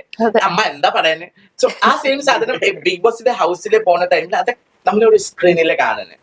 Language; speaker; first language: Malayalam; non-native, local second language; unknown